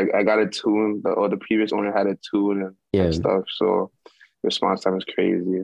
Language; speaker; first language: English; early bilingual, other home language; Yoruba